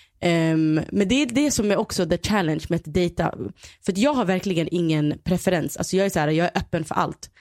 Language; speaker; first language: Swedish; early bilingual, other home language; Somali